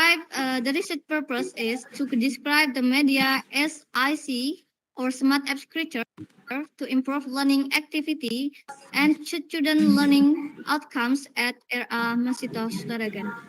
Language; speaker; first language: English; non-native, learner; Indonesian